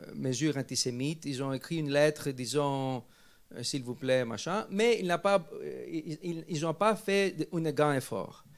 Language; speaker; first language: French; non-native, fluent; Greek